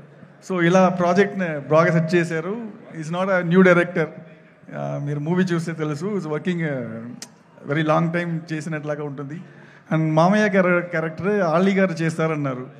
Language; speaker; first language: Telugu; non-native, learner; Tamil